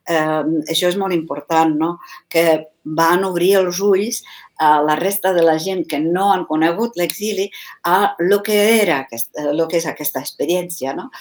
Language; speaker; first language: Catalan; non-native, fluent; Czech